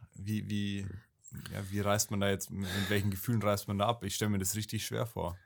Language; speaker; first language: German; native; German